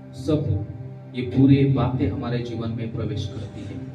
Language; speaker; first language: Hindi; non-native, local second language; Marathi